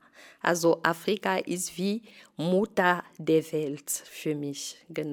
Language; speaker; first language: German; non-native, fluent; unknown